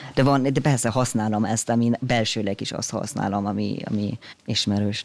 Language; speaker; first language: Hungarian; early bilingual, heritage; German